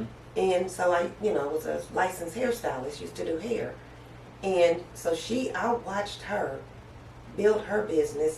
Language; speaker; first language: English; native; English